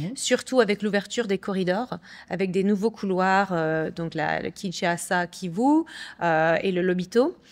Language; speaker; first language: French; early bilingual, other home language; English